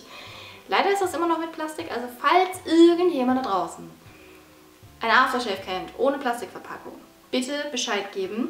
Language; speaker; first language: German; native; German